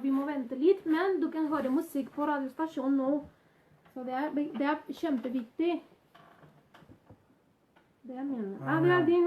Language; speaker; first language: Norwegian; non-native, learner; Spanish